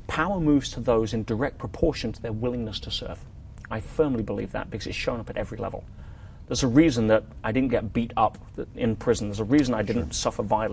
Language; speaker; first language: English; native; English